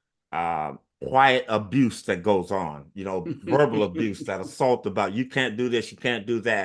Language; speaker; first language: English; native; English